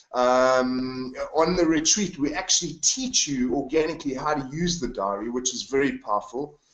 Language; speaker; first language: English; native; English